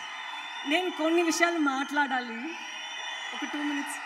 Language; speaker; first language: Telugu; non-native, fluent; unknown